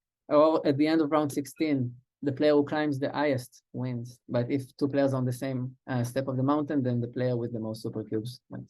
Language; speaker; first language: English; non-native, fluent; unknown